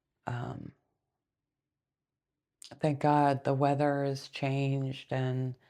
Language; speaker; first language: English; native; English